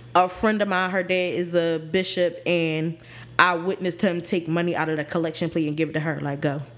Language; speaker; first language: English; native; English